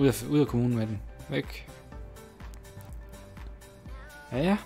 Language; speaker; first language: Danish; native; Danish